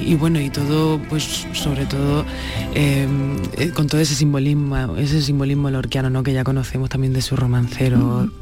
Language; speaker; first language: Spanish; native; Spanish